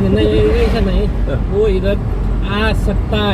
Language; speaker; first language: Hindi; non-native, learner; Nepali